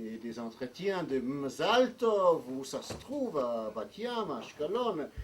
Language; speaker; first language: French; non-native, fluent; English